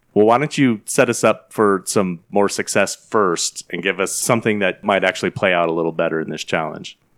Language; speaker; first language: English; native; English